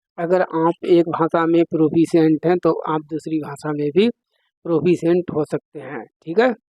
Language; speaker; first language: Hindi; native; Hindi